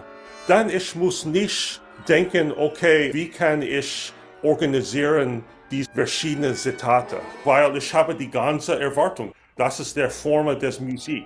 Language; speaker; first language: German; non-native, learner; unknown